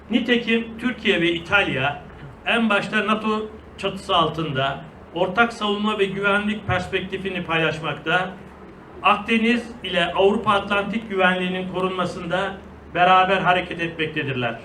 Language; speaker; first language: Turkish; native; Turkish